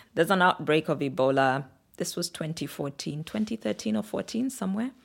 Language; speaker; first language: English; non-native, local second language; Bemba